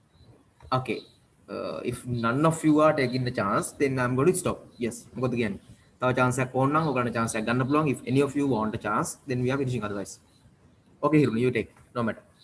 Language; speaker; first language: English; non-native, local second language; Sinhala